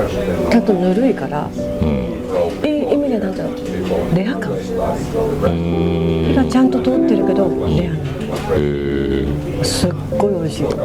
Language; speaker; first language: Japanese; native; Japanese